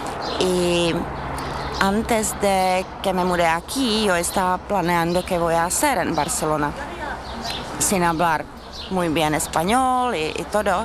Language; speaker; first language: Spanish; non-native, learner; Czech